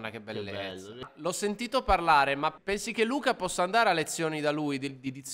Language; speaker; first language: Italian; native; Italian